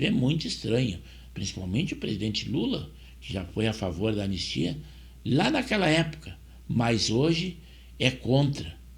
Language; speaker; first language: Portuguese; native; Portuguese